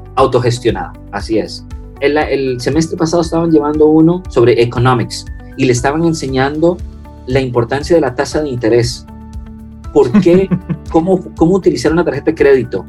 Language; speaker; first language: Spanish; non-native, fluent; French